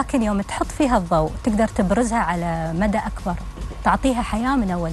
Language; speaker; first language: Arabic; native; Arabic